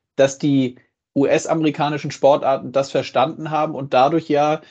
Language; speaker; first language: German; native; German